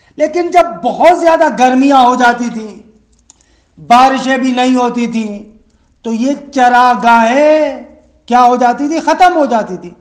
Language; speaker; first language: Urdu; non-native, local second language; Sindhi